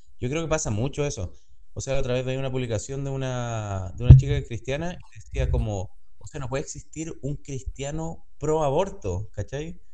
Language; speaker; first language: Spanish; native; Spanish